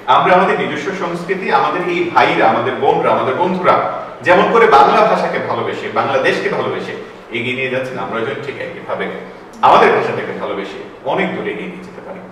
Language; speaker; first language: Bangla; native; Bangla